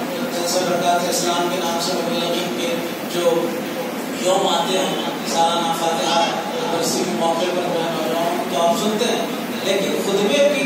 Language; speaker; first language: Urdu; native; Urdu